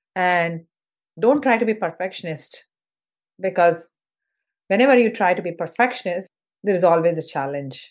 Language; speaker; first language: English; non-native, local second language; Hindi